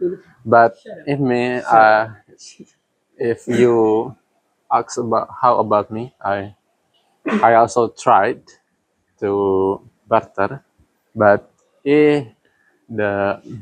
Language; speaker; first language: English; non-native, learner; Indonesian